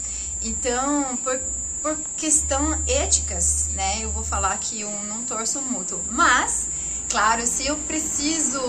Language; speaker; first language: Portuguese; non-native, fluent; French